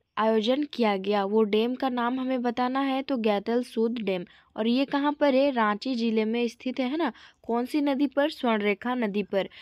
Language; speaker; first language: Hindi; native; Hindi